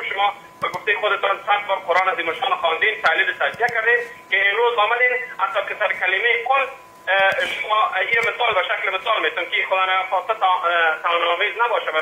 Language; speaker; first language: Persian; native; Persian